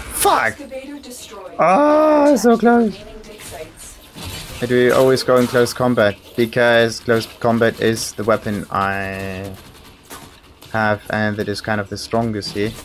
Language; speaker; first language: English; non-native, fluent; German